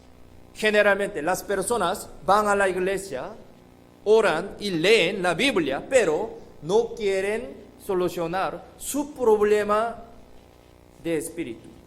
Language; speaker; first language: Spanish; non-native, fluent; Korean